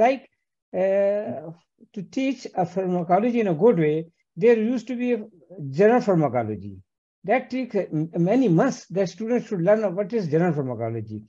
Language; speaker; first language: English; non-native, local second language; Urdu